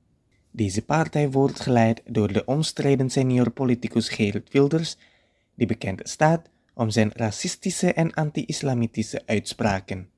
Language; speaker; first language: Dutch; non-native, fluent; Indonesian